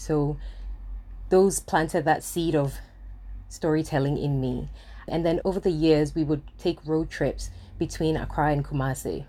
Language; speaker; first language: English; non-native, local second language; Akan